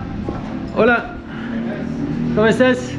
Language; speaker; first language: Spanish; non-native, learner; English